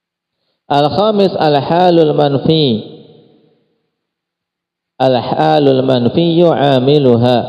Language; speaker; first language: Arabic; non-native, fluent; Indonesian